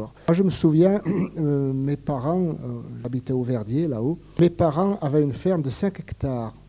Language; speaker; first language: French; native; French